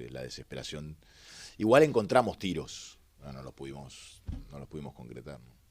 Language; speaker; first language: Spanish; native; Spanish